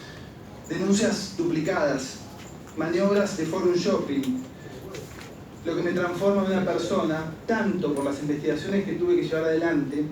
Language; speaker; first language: Spanish; native; Spanish